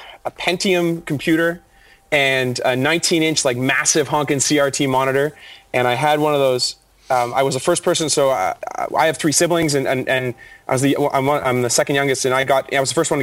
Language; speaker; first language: English; native; English